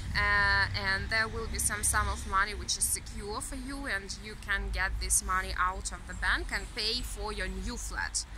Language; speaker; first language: English; non-native, fluent; Russian